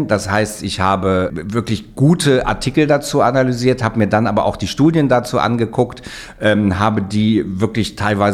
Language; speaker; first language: German; native; German